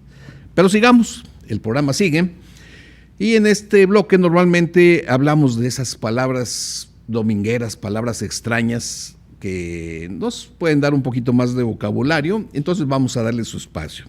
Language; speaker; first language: Spanish; native; Spanish